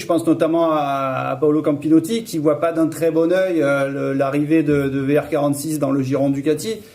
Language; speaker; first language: French; native; French